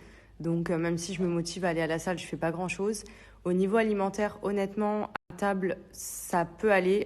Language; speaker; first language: French; native; French